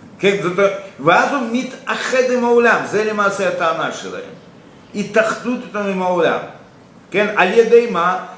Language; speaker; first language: Hebrew; non-native, fluent; Russian